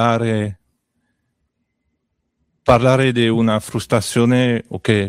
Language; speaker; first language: Italian; non-native, learner; French